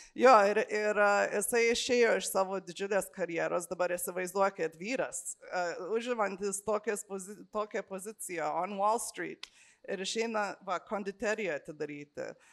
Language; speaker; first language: Lithuanian; early bilingual, heritage; Lithuanian